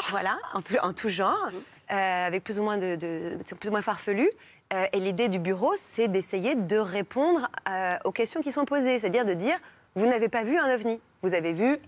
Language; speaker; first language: French; native; French